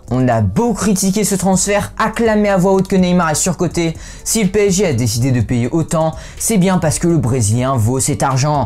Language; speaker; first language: French; native; French